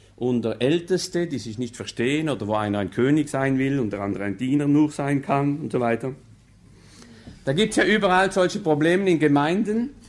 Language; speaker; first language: German; non-native, local second language; Swiss German